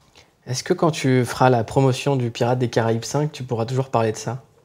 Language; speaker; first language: French; native; French